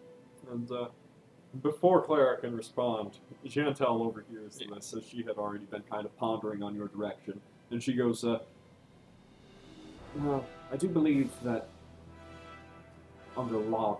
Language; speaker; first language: English; native; English